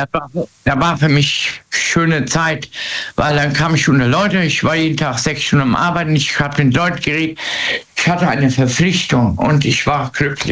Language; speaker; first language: German; native; German